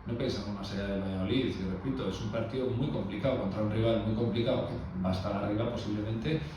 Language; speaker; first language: Spanish; non-native, local second language; Basque